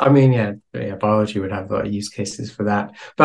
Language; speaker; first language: English; native; English